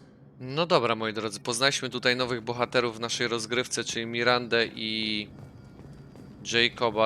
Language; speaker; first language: Polish; native; Polish